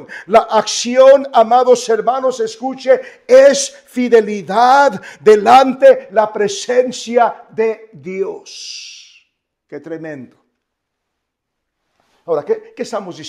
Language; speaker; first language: Spanish; native; Spanish